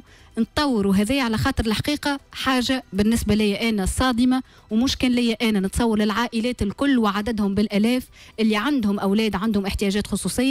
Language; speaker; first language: Arabic; native; Arabic